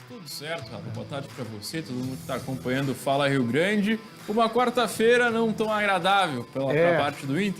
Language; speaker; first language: Portuguese; native; Portuguese